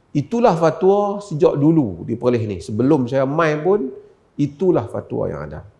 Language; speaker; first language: Malay; native; Malay